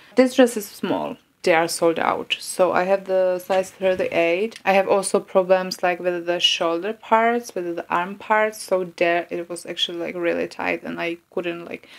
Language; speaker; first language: English; non-native, fluent; Czech